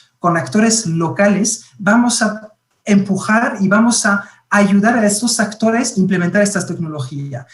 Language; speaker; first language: Spanish; non-native, fluent; French